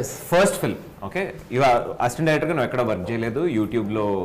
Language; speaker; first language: Telugu; native; Telugu